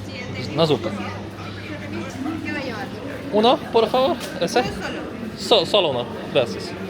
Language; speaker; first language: Spanish; non-native, learner; Polish